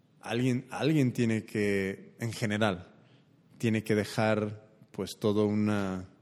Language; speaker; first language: Spanish; early bilingual, heritage; Spanish